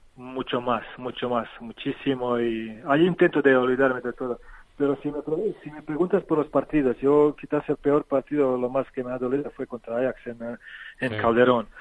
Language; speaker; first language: Spanish; non-native, fluent; Serbian